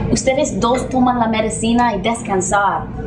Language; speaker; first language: Spanish; non-native, learner; English